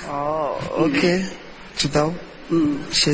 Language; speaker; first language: Chinese; non-native, learner; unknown